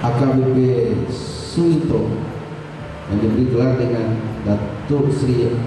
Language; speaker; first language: Indonesian; native; Indonesian